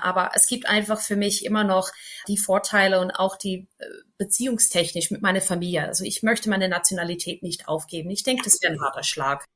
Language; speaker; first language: German; non-native, fluent; English